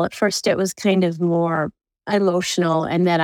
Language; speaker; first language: English; native; English